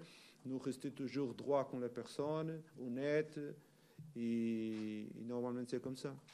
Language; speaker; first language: French; non-native, learner; Portuguese